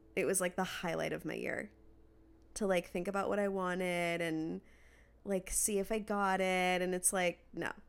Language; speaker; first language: English; native; English